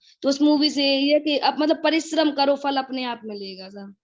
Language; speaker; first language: Hindi; native; Hindi